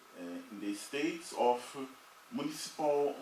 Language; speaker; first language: English; non-native, learner; Portuguese